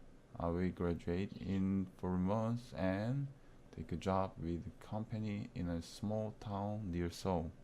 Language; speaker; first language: English; non-native, learner; Korean